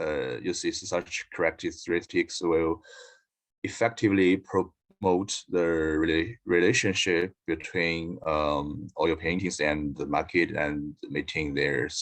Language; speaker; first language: English; non-native, learner; Chinese